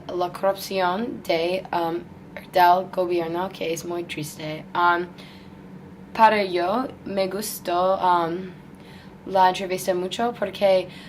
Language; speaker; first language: Spanish; non-native, learner; English